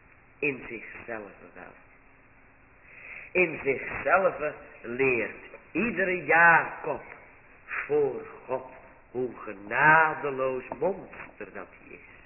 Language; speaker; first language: Dutch; native; Dutch